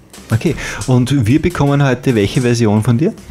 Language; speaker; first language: German; native; German